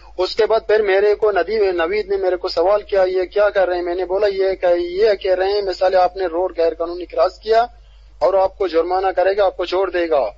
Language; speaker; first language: Urdu; non-native, local second language; Baluchi